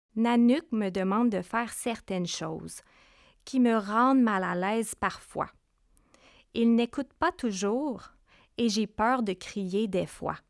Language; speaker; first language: French; native; French